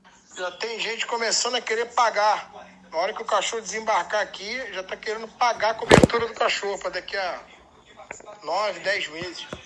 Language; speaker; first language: Portuguese; native; Portuguese